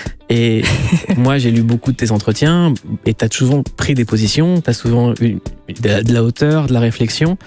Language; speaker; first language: French; native; French